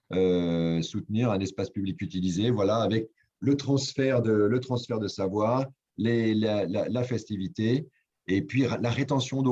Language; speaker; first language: French; native; French